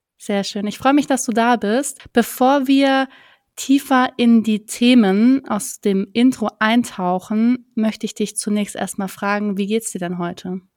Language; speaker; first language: German; native; German